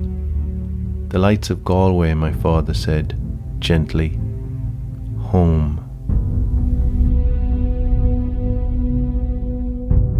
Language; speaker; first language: English; native; English